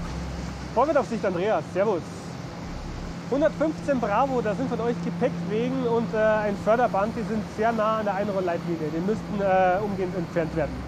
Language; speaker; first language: German; native; German